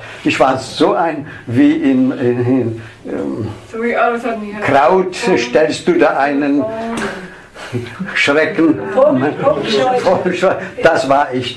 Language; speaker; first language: German; non-native, fluent; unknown